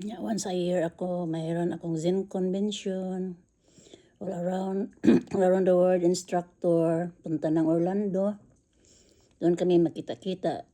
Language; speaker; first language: Filipino; non-native, local second language; Cebuano